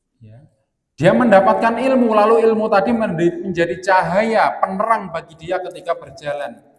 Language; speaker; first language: Indonesian; non-native, local second language; Javanese